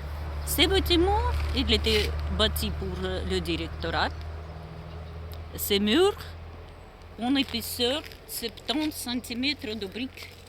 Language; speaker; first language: French; non-native, learner; Russian